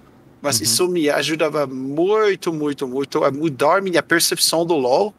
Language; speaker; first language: Portuguese; non-native, fluent; French